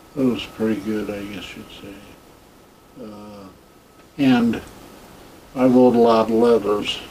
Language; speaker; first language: English; native; English